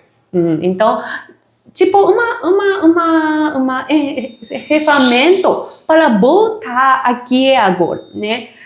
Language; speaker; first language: Portuguese; non-native, fluent; Japanese